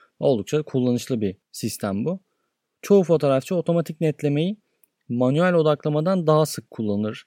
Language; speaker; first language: Turkish; native; Turkish